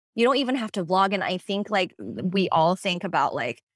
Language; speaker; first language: English; non-native, local second language; Cantonese